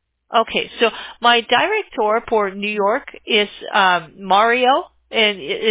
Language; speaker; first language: English; native; English